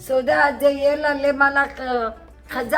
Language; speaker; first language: Hebrew; non-native, learner; Marathi